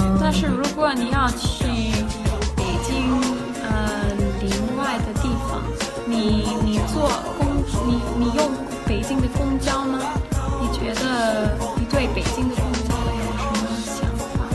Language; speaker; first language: Chinese; non-native, learner; Danish